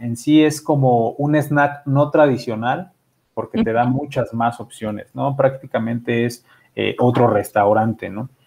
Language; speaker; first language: Spanish; native; Spanish